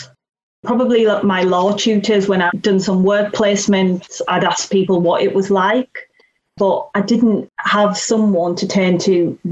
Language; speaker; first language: English; native; English